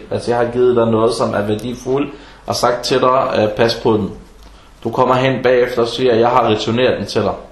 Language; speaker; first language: Danish; non-native, fluent; Arabic